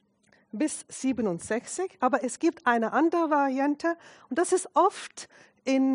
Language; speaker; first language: German; non-native, fluent; Arabic